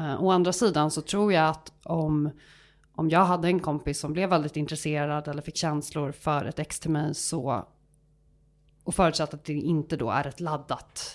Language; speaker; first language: Swedish; native; Swedish